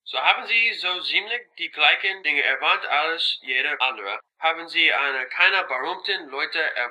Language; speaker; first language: German; non-native, learner; English